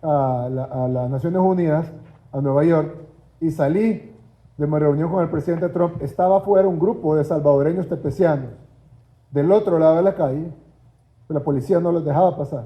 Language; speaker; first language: Spanish; native; Spanish